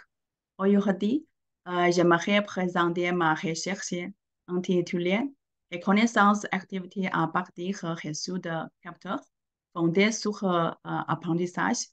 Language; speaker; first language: French; non-native, learner; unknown